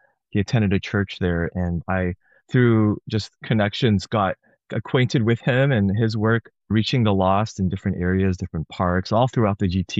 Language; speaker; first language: English; native; English